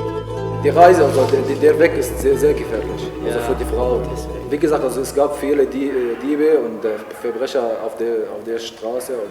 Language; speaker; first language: German; non-native, fluent; Arabic